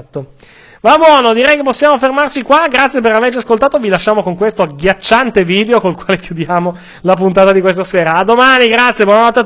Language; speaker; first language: Italian; native; Italian